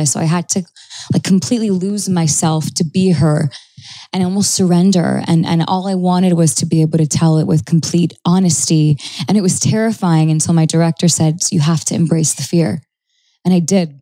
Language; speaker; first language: English; native; English